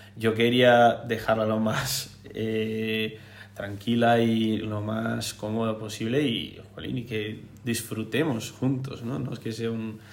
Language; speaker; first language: Spanish; non-native, fluent; Portuguese